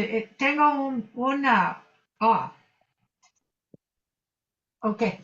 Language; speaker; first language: Spanish; non-native, fluent; English